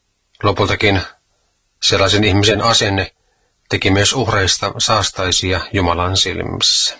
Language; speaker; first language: Finnish; native; Finnish